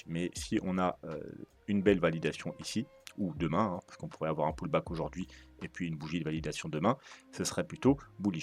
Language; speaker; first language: French; native; French